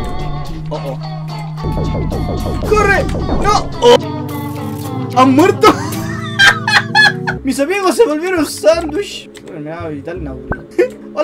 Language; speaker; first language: Spanish; native; Spanish